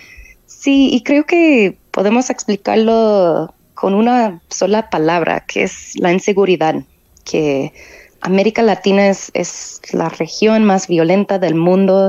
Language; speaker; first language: Spanish; non-native, fluent; English